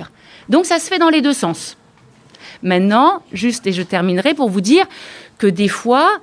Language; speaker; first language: French; native; French